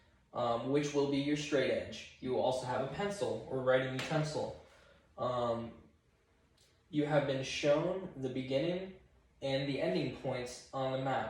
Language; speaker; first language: English; native; English